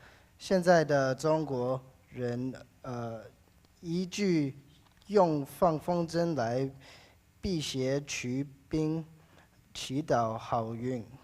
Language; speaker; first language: Chinese; early bilingual, heritage; English